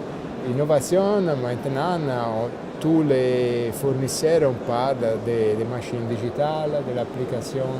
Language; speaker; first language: French; non-native, fluent; Italian